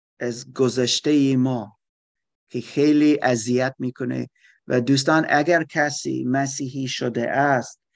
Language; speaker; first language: Persian; non-native, learner; German